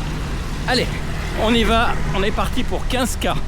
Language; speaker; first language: French; native; French